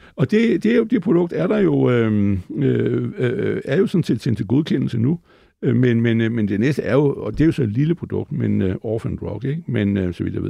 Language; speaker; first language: Danish; native; Danish